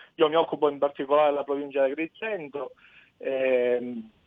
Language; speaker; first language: Italian; native; Italian